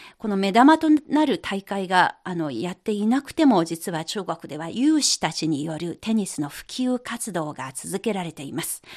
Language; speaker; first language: Japanese; non-native, fluent; Chinese